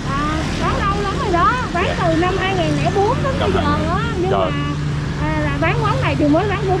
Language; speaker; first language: Vietnamese; native; Vietnamese